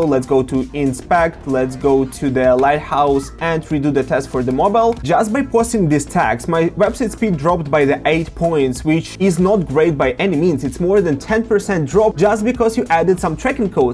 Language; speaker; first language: English; non-native, fluent; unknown